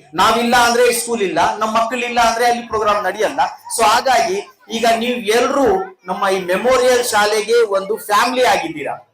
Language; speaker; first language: Kannada; non-native, local second language; Urdu